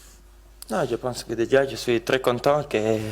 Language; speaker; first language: French; non-native, learner; Italian